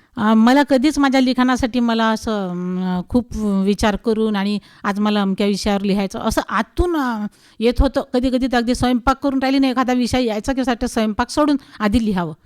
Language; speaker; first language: Marathi; non-native, local second language; Hindi